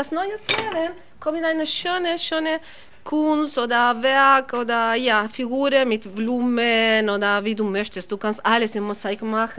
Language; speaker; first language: German; non-native, learner; Spanish